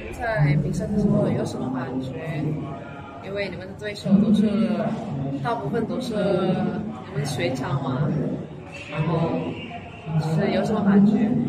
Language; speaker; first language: Chinese; non-native, learner; Indonesian